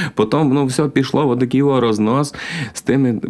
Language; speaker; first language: Ukrainian; native; Ukrainian